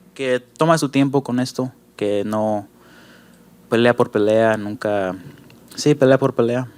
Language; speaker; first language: Spanish; early bilingual, heritage; Spanish